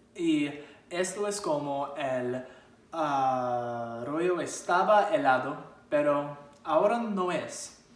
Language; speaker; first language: Spanish; non-native, learner; English